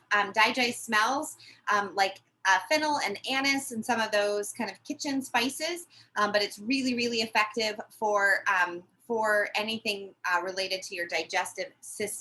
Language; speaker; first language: English; native; English